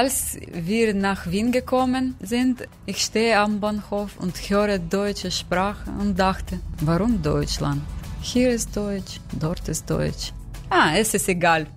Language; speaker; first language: German; non-native, learner; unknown